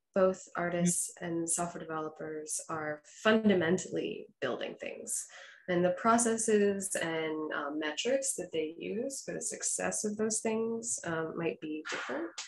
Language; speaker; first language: English; native; English